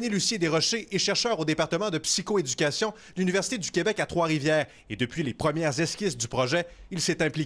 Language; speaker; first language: French; native; French